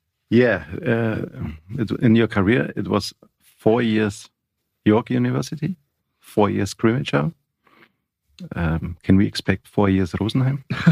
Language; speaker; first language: English; non-native, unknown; German